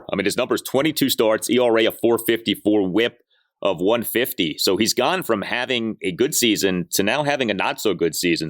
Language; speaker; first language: English; native; English